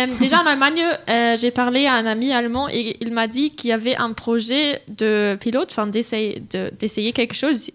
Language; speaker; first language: French; non-native, fluent; German